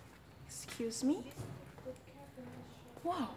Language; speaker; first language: English; non-native, learner; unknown